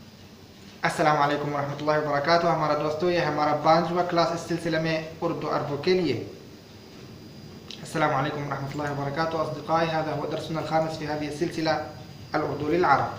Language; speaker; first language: Hindi; non-native, learner; Arabic